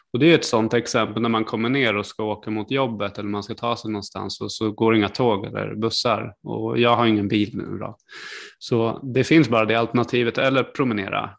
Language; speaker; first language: Swedish; native; Swedish